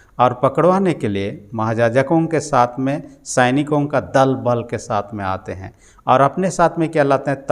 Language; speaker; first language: Hindi; non-native, local second language; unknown